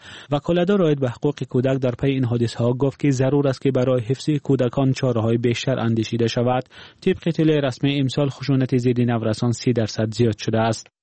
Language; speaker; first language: Persian; native; Persian